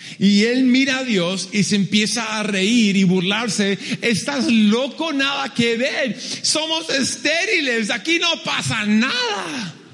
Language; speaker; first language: Spanish; early bilingual, other home language; English